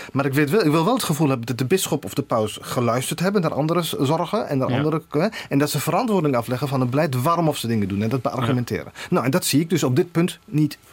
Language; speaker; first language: Dutch; native; Dutch